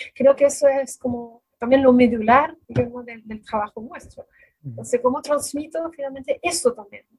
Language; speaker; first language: Spanish; non-native, fluent; French